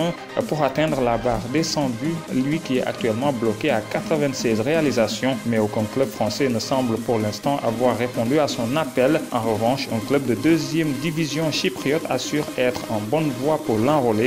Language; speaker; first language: French; non-native, local second language; Wolof